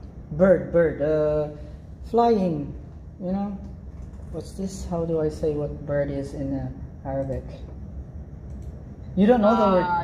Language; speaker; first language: English; non-native, fluent; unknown